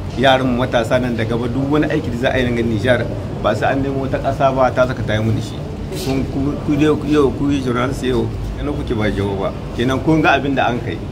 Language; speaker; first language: Hausa; native; Hausa